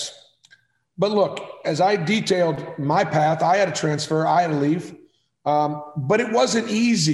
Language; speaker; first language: English; native; English